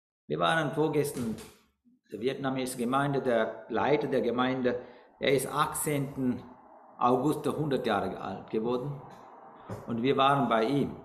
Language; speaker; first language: German; non-native, learner; Sinhala